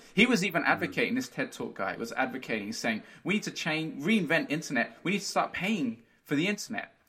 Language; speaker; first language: English; early bilingual, other home language; Portuguese